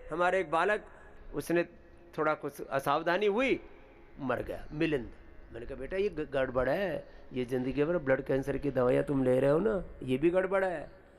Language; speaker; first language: Hindi; native; Hindi